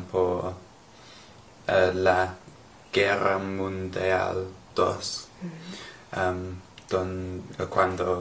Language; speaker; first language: Spanish; non-native, learner; English